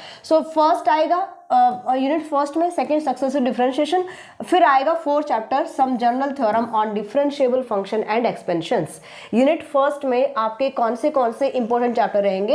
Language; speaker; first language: Hindi; native; Hindi